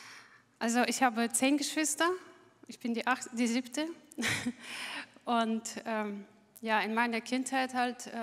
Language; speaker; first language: German; non-native, fluent; Russian